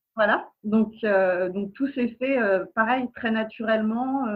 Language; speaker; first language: French; native; French